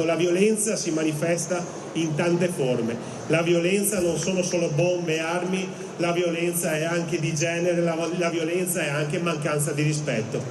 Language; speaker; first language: Italian; native; Italian